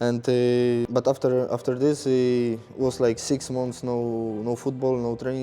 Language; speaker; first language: English; non-native, fluent; Polish